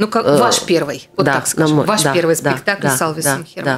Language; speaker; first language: Russian; native; Russian